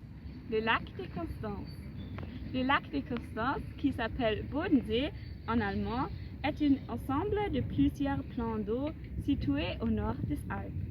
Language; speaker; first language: French; non-native, learner; German